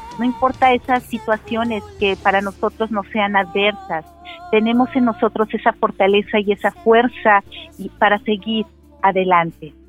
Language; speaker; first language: Spanish; native; Spanish